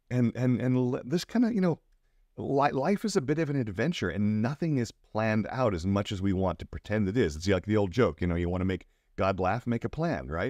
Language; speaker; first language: English; native; English